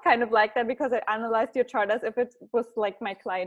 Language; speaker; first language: English; non-native, fluent; German